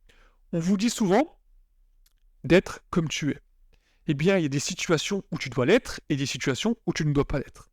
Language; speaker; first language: French; native; French